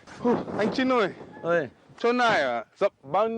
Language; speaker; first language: Vietnamese; non-native, learner; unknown